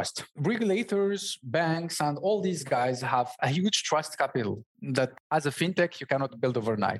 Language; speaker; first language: English; non-native, fluent; Berber languages